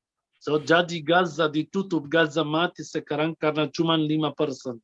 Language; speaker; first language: Indonesian; non-native, fluent; Arabic